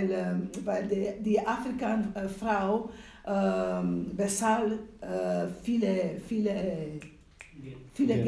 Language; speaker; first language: German; non-native, learner; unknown